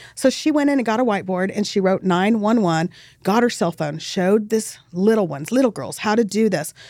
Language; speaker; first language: English; native; English